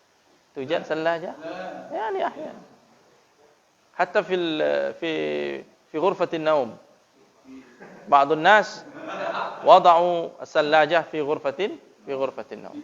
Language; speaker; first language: Arabic; non-native, fluent; Indonesian